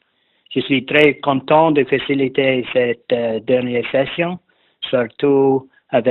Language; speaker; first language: French; non-native, fluent; English